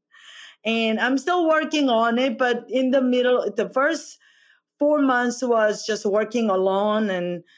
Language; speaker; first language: English; non-native, fluent; Korean